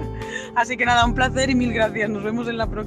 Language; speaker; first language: Spanish; native; Spanish